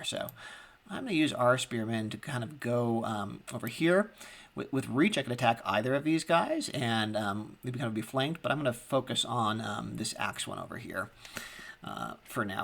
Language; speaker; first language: English; native; English